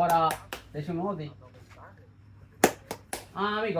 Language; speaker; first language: Italian; non-native, learner; Tamil